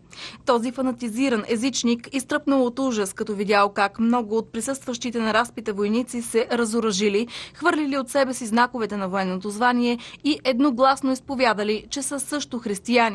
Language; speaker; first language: Bulgarian; native; Bulgarian